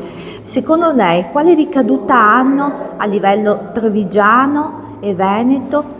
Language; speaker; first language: Italian; native; Italian